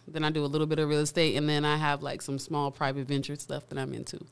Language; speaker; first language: English; native; English